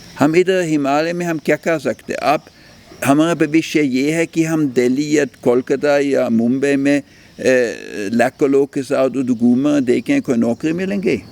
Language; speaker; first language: Hindi; non-native, fluent; German